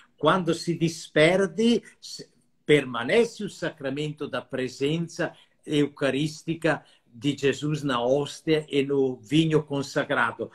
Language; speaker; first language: Portuguese; non-native, fluent; Italian